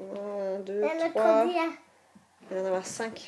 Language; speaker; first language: French; native; French